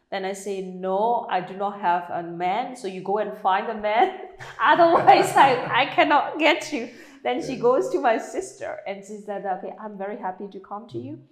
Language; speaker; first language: English; non-native, fluent; Burmese